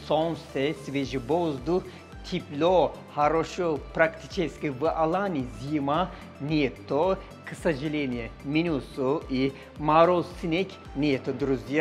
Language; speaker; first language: Russian; non-native, learner; Turkish